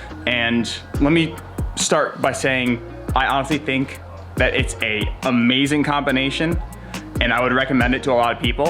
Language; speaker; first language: English; native; English